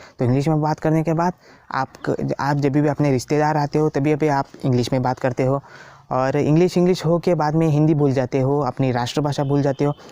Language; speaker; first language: Hindi; non-native, local second language; Konkani